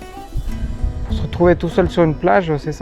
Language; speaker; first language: French; native; French